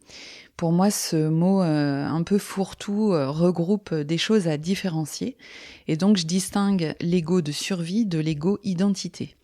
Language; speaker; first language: French; native; French